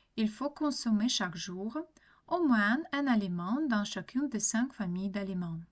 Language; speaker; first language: French; non-native, fluent; Ukrainian